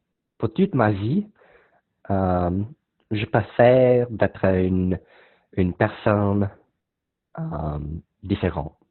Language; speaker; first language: French; non-native, learner; English